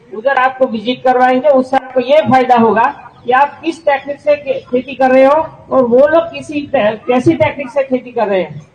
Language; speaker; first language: Hindi; non-native, local second language; Gujarati